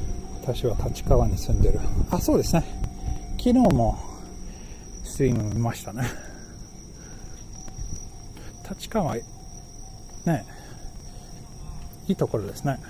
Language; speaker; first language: Japanese; non-native, learner; Swedish